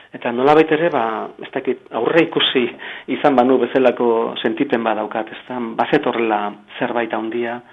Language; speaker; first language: Basque; native; Basque